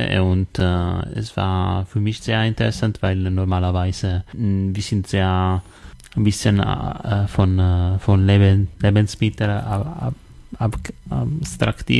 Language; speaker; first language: German; non-native, learner; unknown